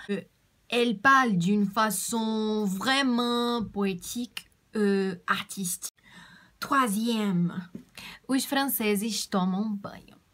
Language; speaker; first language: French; non-native, learner; Portuguese